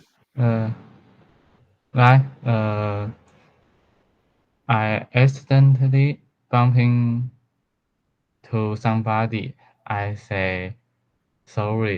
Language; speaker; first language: English; non-native, learner; Chinese